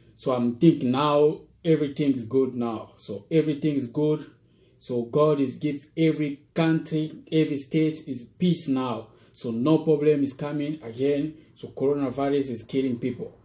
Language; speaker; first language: English; non-native, learner; Lingala